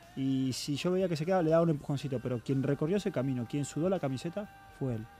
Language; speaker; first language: Spanish; native; Spanish